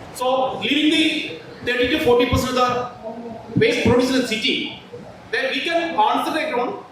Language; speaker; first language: English; non-native, local second language; Malayalam